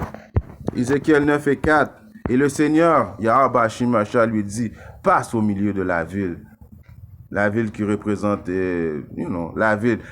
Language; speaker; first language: French; native; French